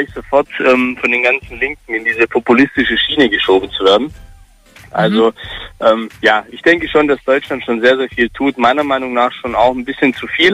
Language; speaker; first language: German; early bilingual, other home language; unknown